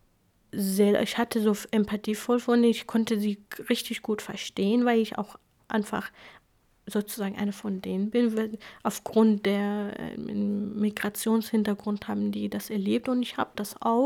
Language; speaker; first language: German; non-native, fluent; Kurdish